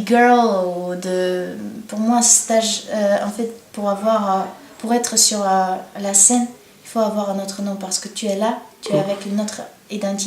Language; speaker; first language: French; non-native, learner; Bulgarian